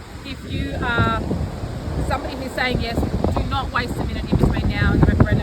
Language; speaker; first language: English; native; English